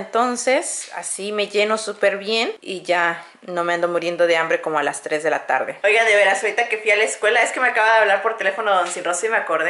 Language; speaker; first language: Spanish; native; Spanish